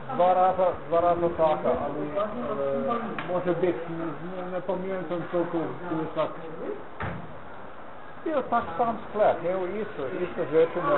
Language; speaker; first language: Polish; non-native, learner; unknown